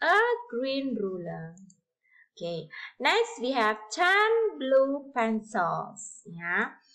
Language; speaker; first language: English; non-native, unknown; Indonesian